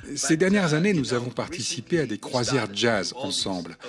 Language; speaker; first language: French; non-native, fluent; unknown